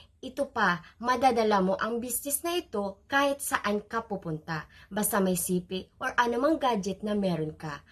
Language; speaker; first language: Filipino; non-native, local second language; Cebuano